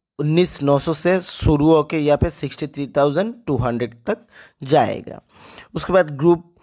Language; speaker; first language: Hindi; non-native, local second language; Bangla